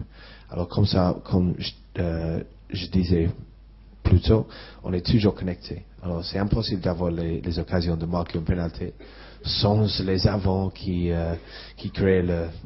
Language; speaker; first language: French; non-native, fluent; English